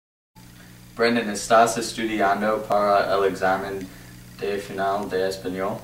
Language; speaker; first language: Spanish; non-native, learner; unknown